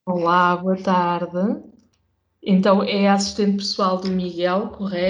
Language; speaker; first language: Portuguese; native; Portuguese